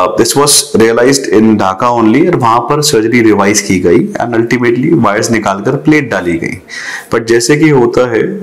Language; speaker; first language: Hindi; native; Hindi